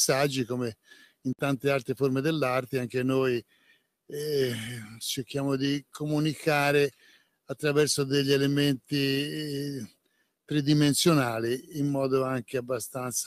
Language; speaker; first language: Italian; native; Italian